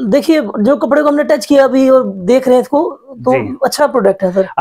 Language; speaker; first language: Hindi; native; Hindi